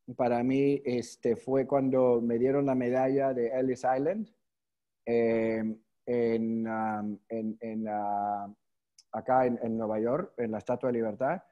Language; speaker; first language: Spanish; early bilingual, heritage; Spanish